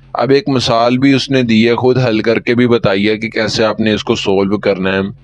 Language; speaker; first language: Urdu; native; Urdu